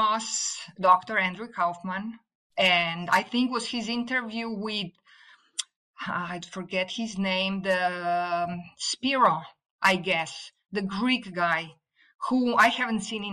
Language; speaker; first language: English; non-native, fluent; Slovenian